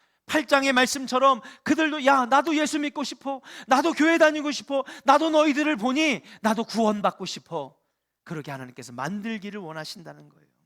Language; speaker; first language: Korean; native; Korean